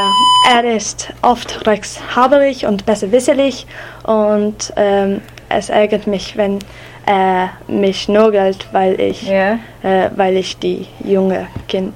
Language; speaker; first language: German; non-native, learner; English